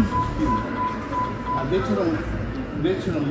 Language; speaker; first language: Russian; non-native, learner; Lithuanian